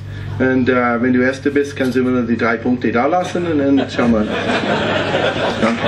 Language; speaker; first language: German; non-native, fluent; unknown